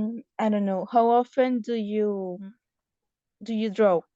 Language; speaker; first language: English; non-native, learner; Spanish